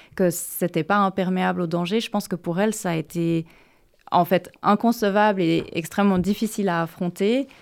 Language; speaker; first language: French; native; French